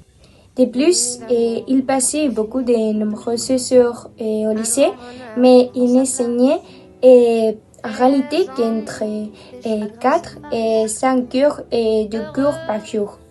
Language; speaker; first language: French; non-native, learner; Spanish